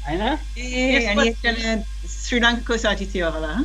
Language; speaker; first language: Nepali; non-native, learner; English